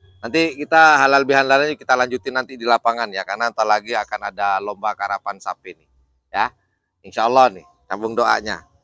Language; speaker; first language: Indonesian; native; Indonesian